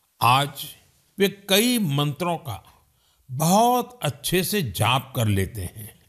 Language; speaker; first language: Hindi; non-native, local second language; Gujarati